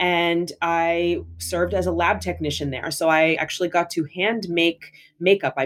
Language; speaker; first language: English; native; English